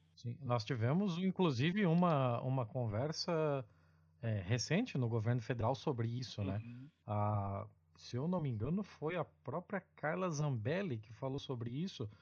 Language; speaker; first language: Portuguese; native; Portuguese